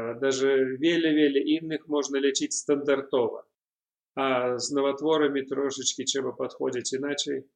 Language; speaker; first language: Polish; non-native, learner; Belarusian